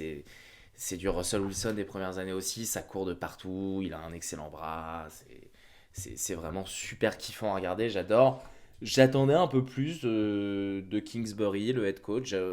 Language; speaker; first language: French; native; French